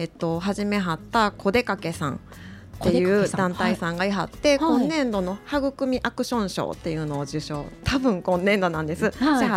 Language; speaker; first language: Japanese; native; Japanese